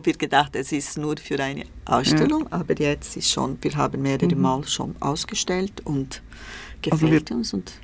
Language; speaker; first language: German; non-native, learner; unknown